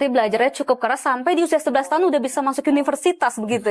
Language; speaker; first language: Indonesian; native; Indonesian